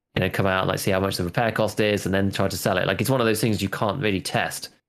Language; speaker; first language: English; native; English